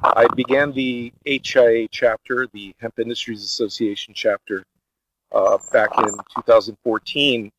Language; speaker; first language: English; early bilingual, other home language; Portuguese